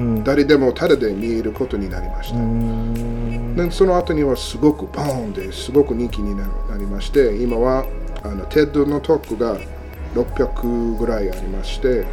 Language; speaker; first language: Japanese; non-native, learner; English